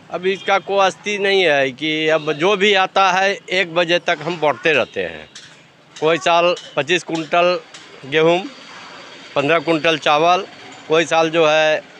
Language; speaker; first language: Hindi; native; Hindi